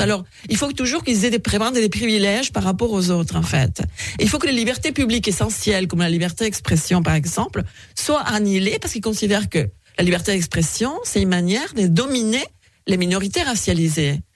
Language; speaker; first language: French; non-native, fluent; Spanish